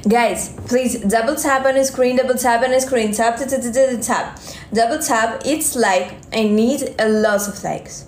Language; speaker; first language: English; non-native, learner; Russian